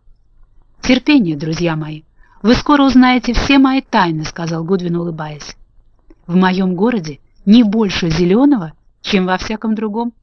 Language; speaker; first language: Russian; native; Russian